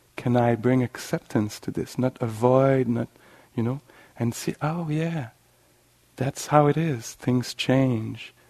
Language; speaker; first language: English; non-native, fluent; French